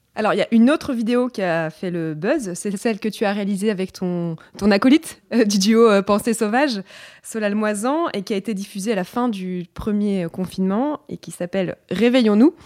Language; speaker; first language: French; native; French